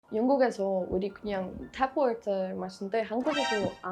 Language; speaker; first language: Korean; non-native, learner; English